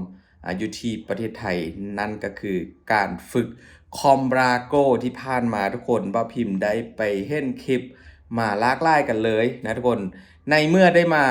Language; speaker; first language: Thai; non-native, local second language; Lao